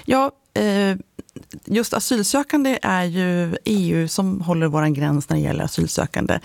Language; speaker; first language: Swedish; native; Swedish